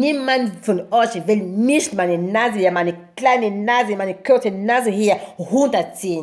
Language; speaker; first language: German; non-native, learner; Lingala